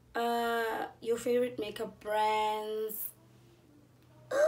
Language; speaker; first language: English; non-native, local second language; Zulu